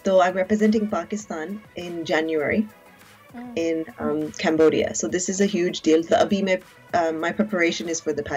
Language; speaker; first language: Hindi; early bilingual, heritage; Urdu